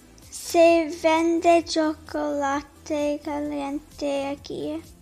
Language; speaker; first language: Spanish; non-native, learner; English